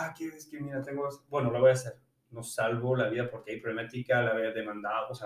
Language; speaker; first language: Spanish; non-native, fluent; French